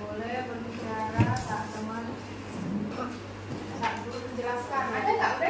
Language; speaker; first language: Indonesian; native; Indonesian